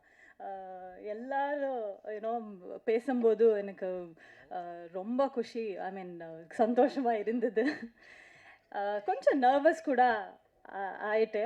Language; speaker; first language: Tamil; non-native, learner; Kannada